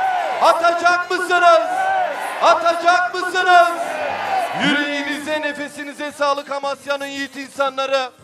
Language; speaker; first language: Turkish; native; Turkish